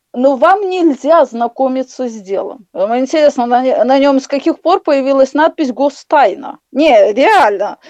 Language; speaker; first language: Russian; native; Russian